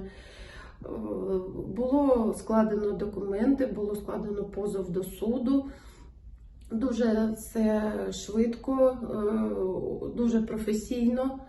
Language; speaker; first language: Ukrainian; non-native, local second language; Russian